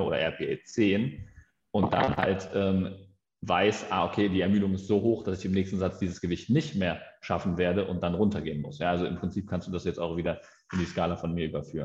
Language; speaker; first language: German; native; German